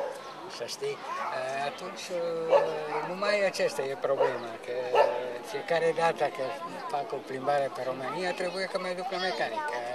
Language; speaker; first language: Romanian; non-native, fluent; Italian